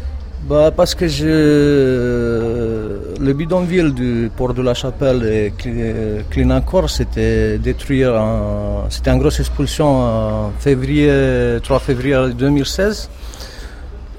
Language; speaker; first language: French; non-native, fluent; Romanian